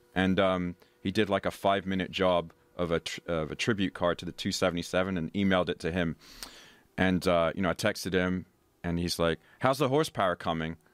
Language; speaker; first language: English; native; English